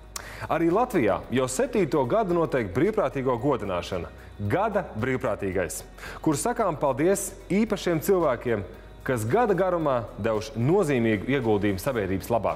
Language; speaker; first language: Latvian; native; Latvian